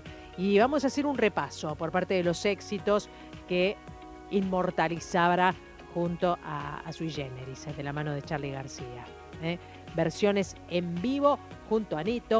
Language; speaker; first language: Spanish; native; Spanish